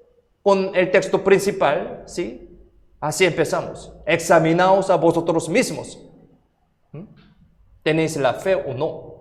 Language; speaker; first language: Spanish; non-native, fluent; Korean